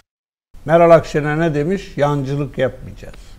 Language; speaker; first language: Turkish; native; Turkish